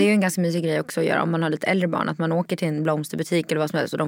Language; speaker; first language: Swedish; native; Swedish